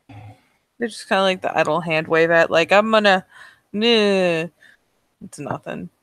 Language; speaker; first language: English; native; English